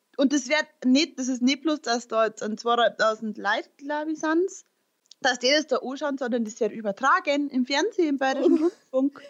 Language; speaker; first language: German; native; German